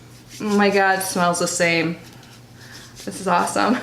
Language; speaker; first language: English; native; English